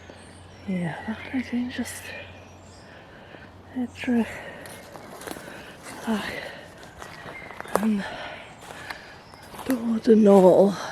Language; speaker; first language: Welsh; non-native, fluent; English